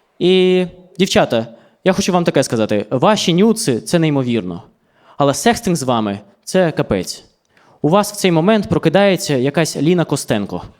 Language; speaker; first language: Ukrainian; non-native, local second language; Russian